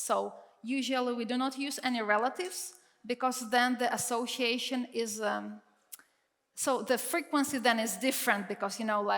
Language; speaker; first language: English; non-native, fluent; Czech